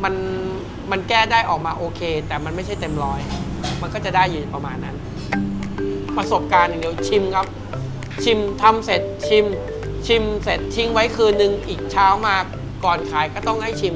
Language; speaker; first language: Thai; native; Thai